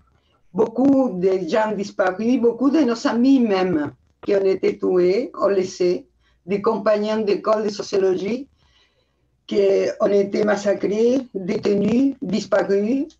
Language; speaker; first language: French; non-native, fluent; Spanish